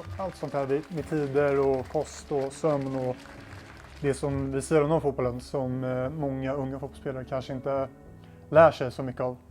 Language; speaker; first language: Swedish; native; Swedish